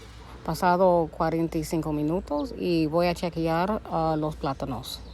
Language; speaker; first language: Spanish; early bilingual, heritage; Spanish